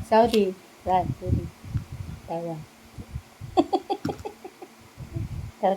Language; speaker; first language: Chinese; non-native, learner; Filipino